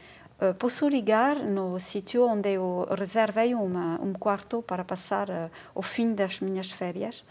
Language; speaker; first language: Portuguese; non-native, fluent; French